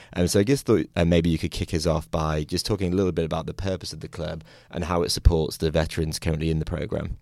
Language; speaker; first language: English; native; English